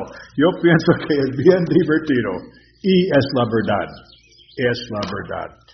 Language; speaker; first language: Spanish; non-native, learner; English